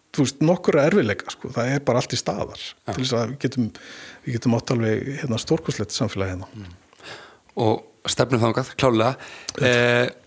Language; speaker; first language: Icelandic; native; Icelandic